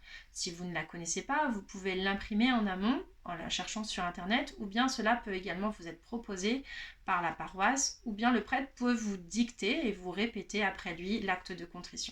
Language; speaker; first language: French; native; French